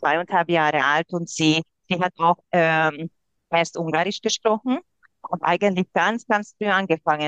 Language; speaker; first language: German; non-native, local second language; Hungarian